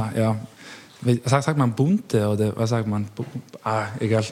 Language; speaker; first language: German; non-native, learner; Icelandic